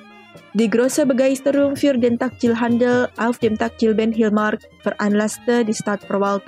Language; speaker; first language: German; non-native, fluent; Indonesian